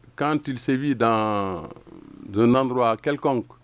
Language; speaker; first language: French; non-native, local second language; Wolof